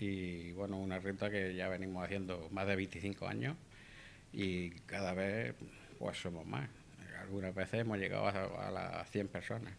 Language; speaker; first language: Spanish; native; Spanish